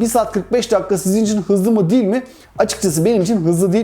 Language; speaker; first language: Turkish; native; Turkish